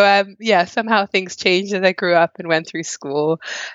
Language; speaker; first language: English; non-native, local second language; Nyanja